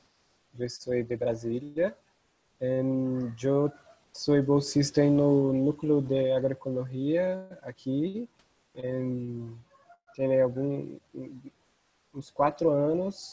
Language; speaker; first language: Spanish; non-native, learner; Portuguese